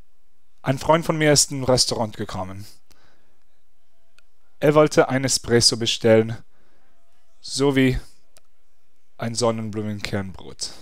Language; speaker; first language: German; non-native, fluent; English